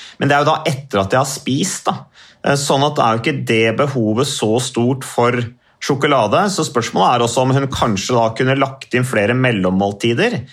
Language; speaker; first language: Norwegian; native; Norwegian